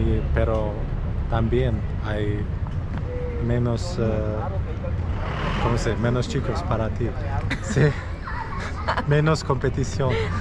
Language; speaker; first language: Spanish; non-native, learner; Romanian